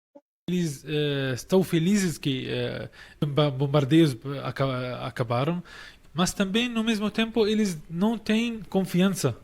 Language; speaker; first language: Portuguese; non-native, fluent; Arabic